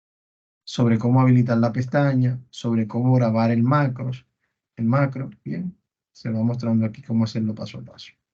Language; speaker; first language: Spanish; native; Spanish